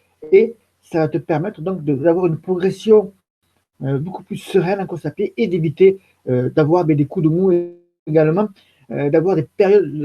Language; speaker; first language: French; native; French